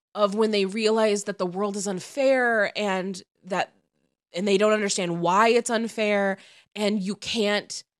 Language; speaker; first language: English; native; English